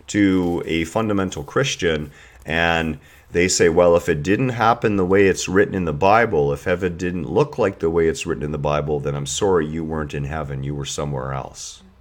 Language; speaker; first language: English; native; English